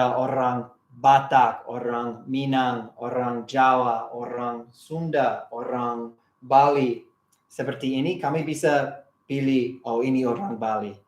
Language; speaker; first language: Indonesian; non-native, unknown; English